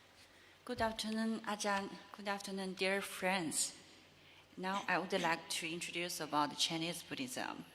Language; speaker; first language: English; non-native, learner; Chinese